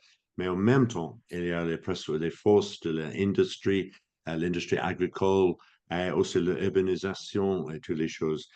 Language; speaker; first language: French; non-native, fluent; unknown